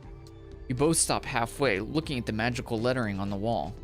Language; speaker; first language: English; native; English